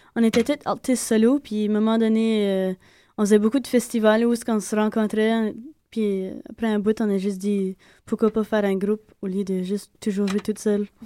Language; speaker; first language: French; native; French